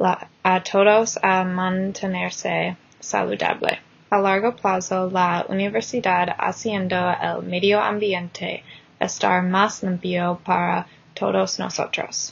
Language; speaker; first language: Spanish; non-native, learner; English